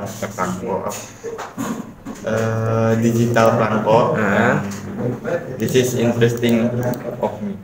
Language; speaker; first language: English; non-native, learner; Indonesian